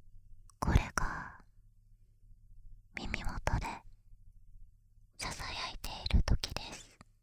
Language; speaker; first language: Japanese; native; Japanese